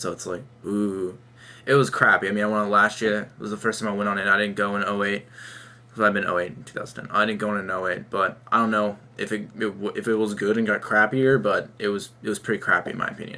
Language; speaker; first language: English; native; English